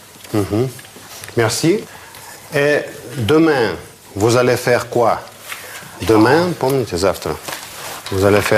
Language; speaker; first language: French; non-native, fluent; Russian